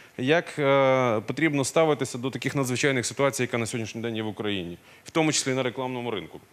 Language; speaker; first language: Ukrainian; non-native, local second language; Russian